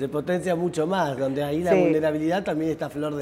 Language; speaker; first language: Spanish; native; Spanish